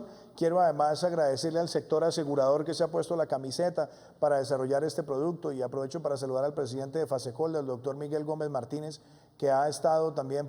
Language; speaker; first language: Spanish; native; Spanish